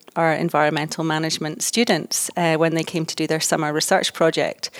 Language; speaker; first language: English; native; English